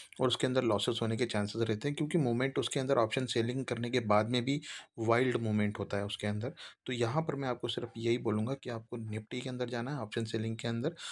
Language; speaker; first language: Hindi; native; Hindi